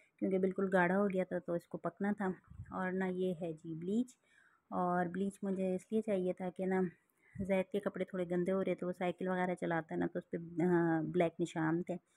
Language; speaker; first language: Urdu; native; Urdu